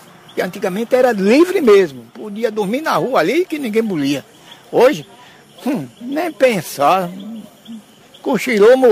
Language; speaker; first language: Portuguese; native; Portuguese